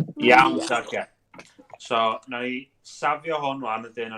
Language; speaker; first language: Welsh; native; Welsh